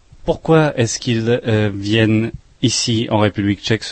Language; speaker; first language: French; native; French